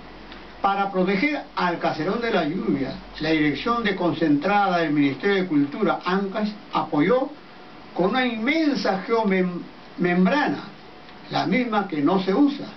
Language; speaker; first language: Spanish; native; Spanish